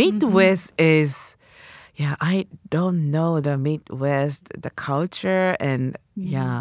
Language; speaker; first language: English; non-native, learner; Japanese